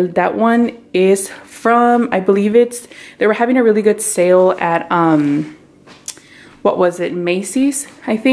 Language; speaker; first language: English; early bilingual, other home language; Spanish